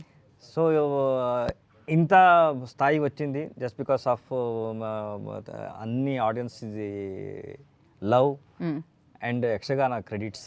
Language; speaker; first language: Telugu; non-native, learner; Kannada